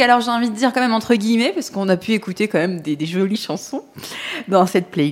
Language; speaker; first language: French; native; French